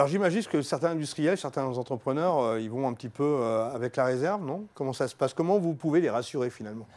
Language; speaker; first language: French; native; French